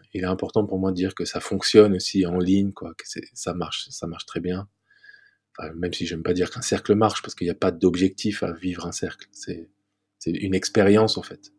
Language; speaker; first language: French; native; French